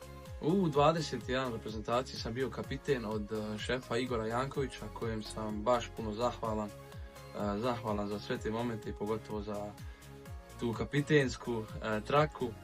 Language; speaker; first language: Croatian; early bilingual, heritage; Bosnian